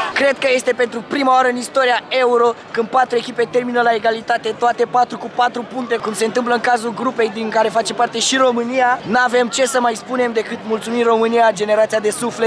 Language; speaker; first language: Romanian; native; Romanian